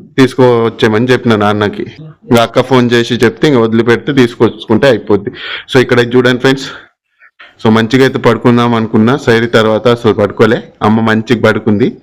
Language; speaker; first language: Telugu; non-native, local second language; Urdu